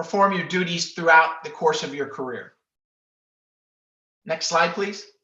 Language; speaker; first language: English; native; English